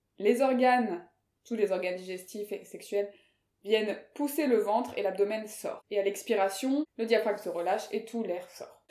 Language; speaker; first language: French; native; French